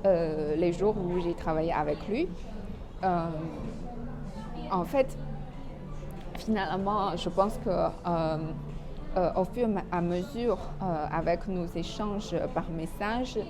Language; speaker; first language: French; non-native, fluent; Chinese